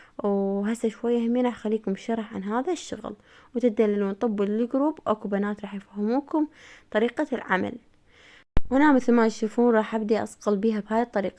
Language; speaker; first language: Arabic; native; Arabic